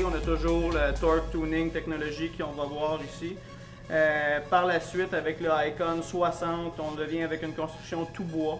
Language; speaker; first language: French; native; French